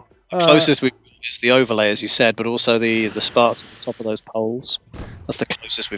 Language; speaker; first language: English; native; English